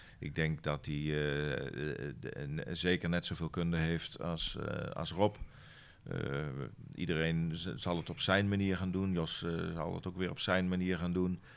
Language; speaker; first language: Dutch; native; Dutch